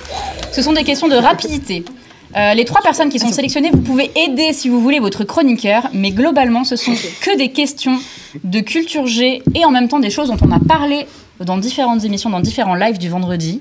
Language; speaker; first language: French; native; French